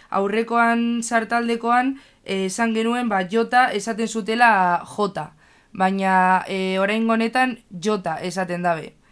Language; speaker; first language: Basque; native; Basque